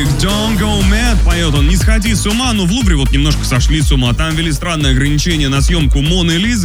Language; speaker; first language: Russian; native; Russian